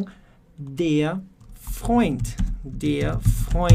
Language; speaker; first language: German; non-native, fluent; Portuguese